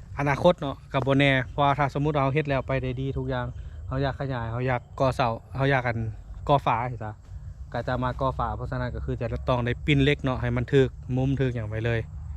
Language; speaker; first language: Lao; native; Lao